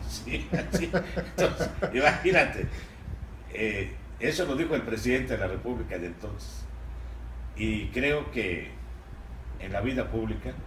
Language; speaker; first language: Spanish; native; Spanish